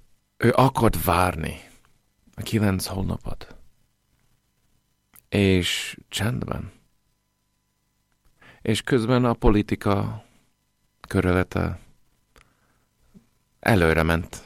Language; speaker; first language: Hungarian; non-native, fluent; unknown